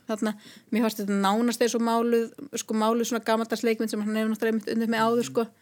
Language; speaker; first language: Icelandic; native; Icelandic